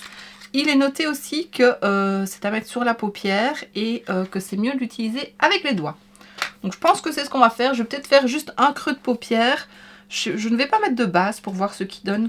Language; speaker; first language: French; native; French